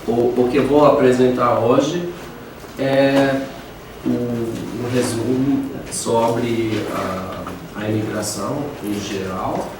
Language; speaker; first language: Portuguese; non-native, fluent; English